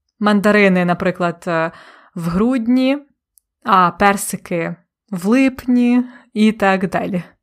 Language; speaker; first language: Ukrainian; native; Ukrainian